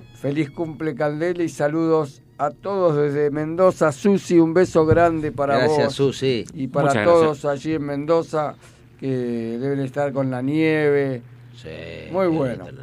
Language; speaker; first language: Spanish; native; Spanish